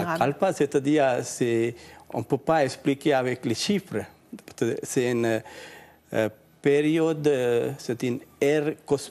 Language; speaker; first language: French; non-native, learner; Sinhala